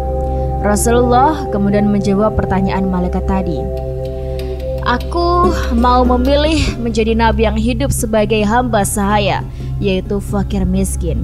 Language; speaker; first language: Indonesian; native; Indonesian